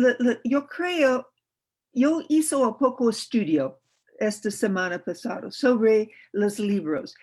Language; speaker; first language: Spanish; non-native, learner; English